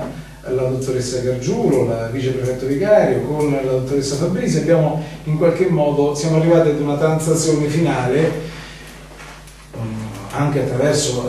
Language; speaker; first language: Italian; native; Italian